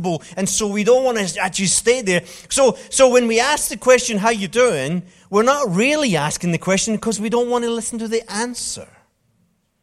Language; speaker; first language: English; native; English